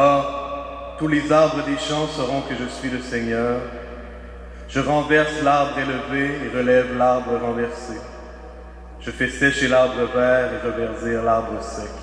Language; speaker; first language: French; native; French